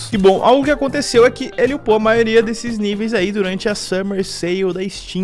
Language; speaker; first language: Portuguese; native; Portuguese